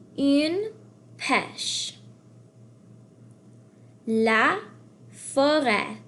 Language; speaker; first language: French; non-native, fluent; English